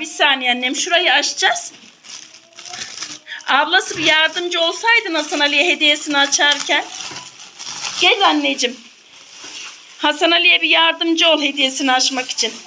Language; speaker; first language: Turkish; native; Turkish